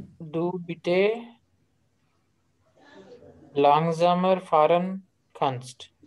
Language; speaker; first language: German; non-native, learner; Urdu